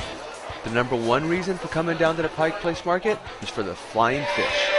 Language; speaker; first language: English; native; English